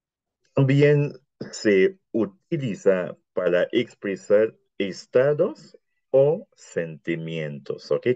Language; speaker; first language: Spanish; non-native, fluent; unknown